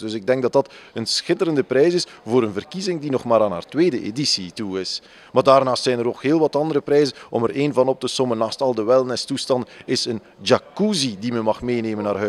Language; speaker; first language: Dutch; native; Dutch